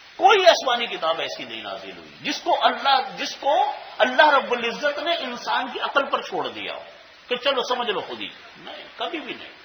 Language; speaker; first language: Urdu; native; Urdu